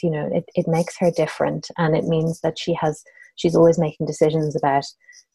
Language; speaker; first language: English; native; English